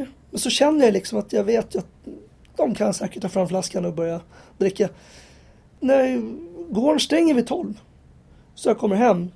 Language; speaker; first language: Swedish; native; Swedish